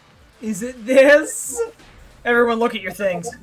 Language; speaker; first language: English; native; English